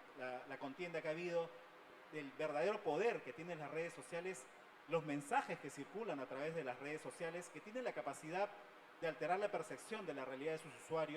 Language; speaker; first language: Spanish; native; Spanish